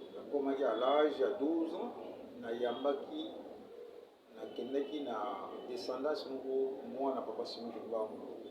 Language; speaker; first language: Lingala; non-native, local second language; Kongo